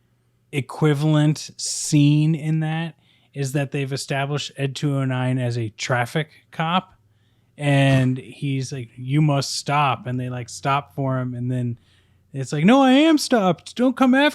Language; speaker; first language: English; native; English